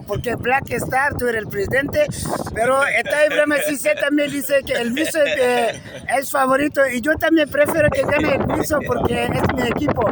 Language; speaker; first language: Spanish; non-native, learner; French